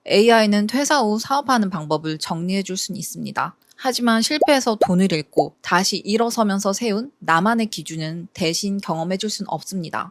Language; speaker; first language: Korean; native; Korean